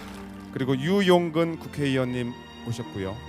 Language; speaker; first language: Korean; native; Korean